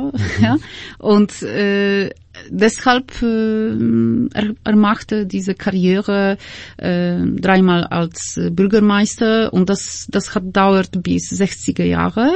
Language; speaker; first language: German; non-native, fluent; Polish